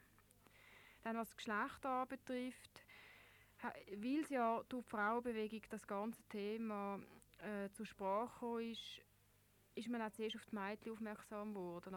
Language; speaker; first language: German; native; German